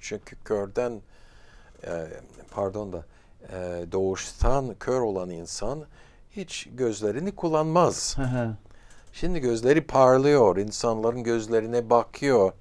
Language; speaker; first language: Turkish; non-native, fluent; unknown